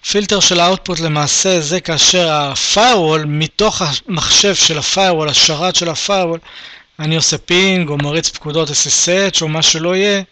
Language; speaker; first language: Hebrew; native; Hebrew